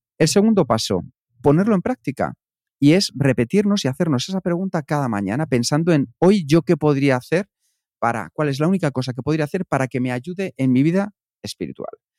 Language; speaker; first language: Spanish; native; Spanish